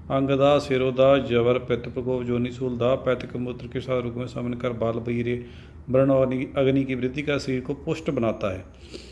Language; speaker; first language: Hindi; non-native, local second language; Punjabi